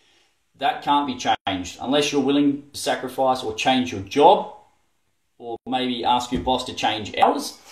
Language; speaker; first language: English; native; English